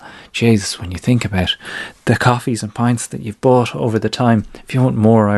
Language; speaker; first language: English; native; English